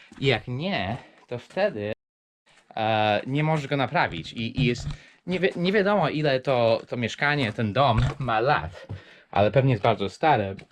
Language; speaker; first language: Polish; non-native, fluent; English